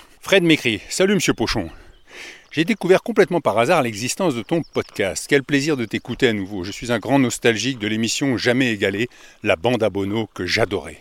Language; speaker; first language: French; native; French